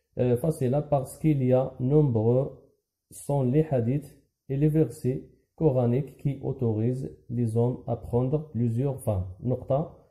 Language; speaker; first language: French; non-native, local second language; Arabic